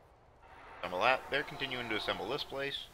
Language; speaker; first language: English; native; English